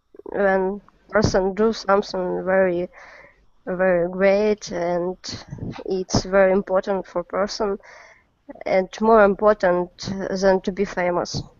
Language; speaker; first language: English; non-native, learner; Russian